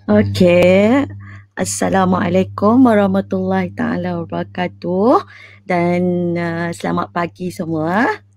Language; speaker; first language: Malay; native; Malay